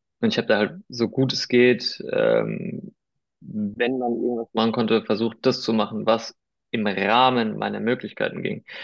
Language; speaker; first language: German; early bilingual, other home language; Spanish